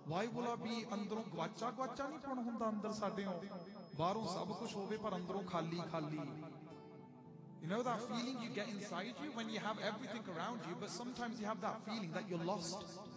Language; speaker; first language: English; early bilingual, other home language; Punjabi